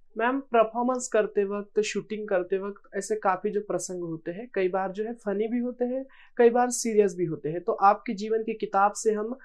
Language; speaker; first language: Hindi; native; Hindi